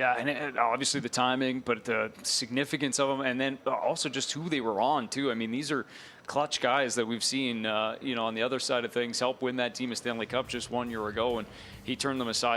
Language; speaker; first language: English; native; English